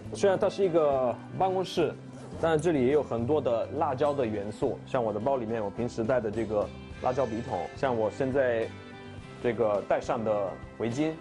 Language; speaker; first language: Chinese; non-native, fluent; Italian